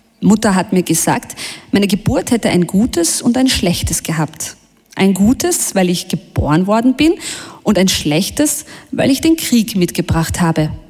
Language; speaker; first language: German; early bilingual, other home language; Bosnian